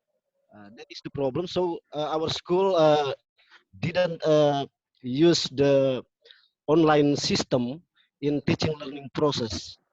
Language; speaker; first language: English; non-native, fluent; Indonesian